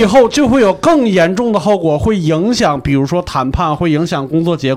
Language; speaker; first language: Chinese; native; Chinese